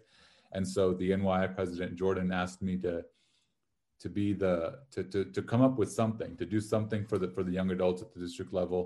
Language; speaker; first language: English; native; English